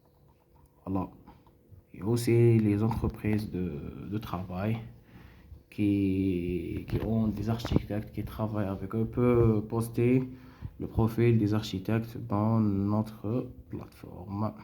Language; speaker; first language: French; non-native, local second language; Arabic